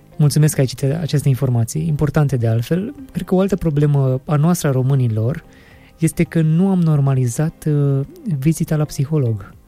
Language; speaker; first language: Romanian; native; Romanian